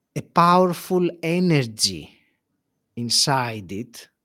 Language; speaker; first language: English; non-native, fluent; Greek